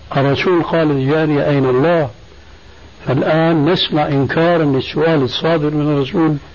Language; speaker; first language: Arabic; early bilingual, other home language; Albanian